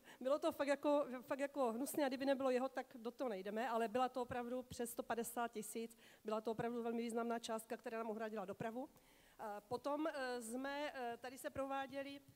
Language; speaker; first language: Czech; native; Czech